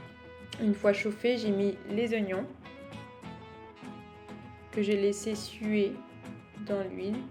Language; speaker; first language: French; native; French